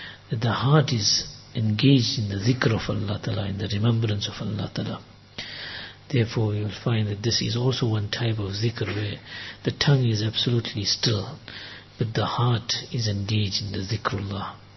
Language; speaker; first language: English; native; English